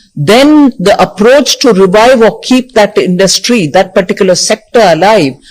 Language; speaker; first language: English; non-native, local second language; Tamil